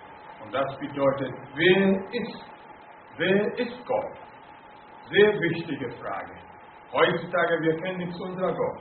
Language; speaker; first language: German; non-native, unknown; Akan